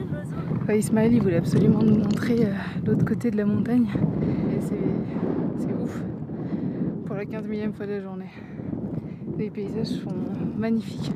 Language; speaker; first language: French; native; French